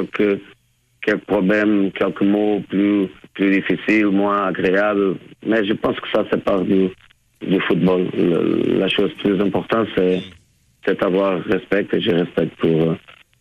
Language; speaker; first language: French; non-native, fluent; Portuguese